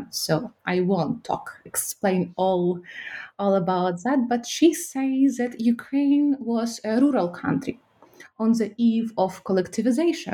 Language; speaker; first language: English; non-native, fluent; Ukrainian